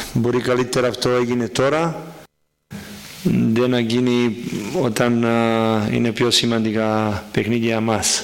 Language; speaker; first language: Greek; non-native, fluent; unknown